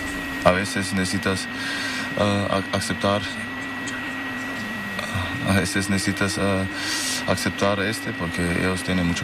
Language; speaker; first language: Spanish; non-native, learner; German